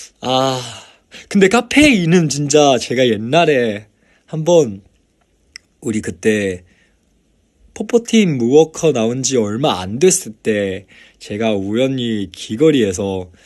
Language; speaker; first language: Korean; non-native, fluent; Chinese